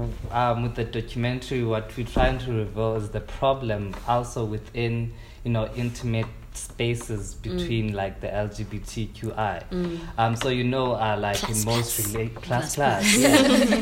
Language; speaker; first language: English; non-native, local second language; Xhosa